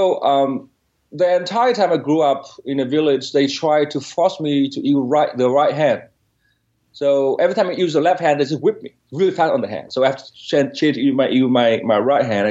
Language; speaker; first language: English; non-native, fluent; Vietnamese